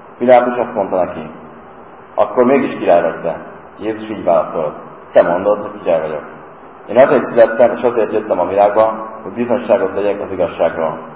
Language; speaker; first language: Hungarian; native; Hungarian